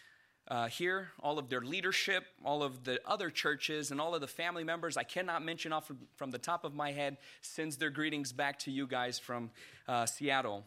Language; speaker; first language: English; early bilingual, other home language; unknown